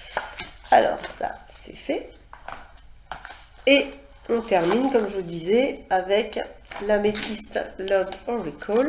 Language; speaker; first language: French; native; French